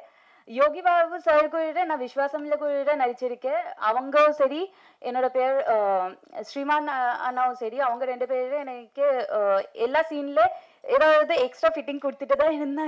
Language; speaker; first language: Tamil; non-native, fluent; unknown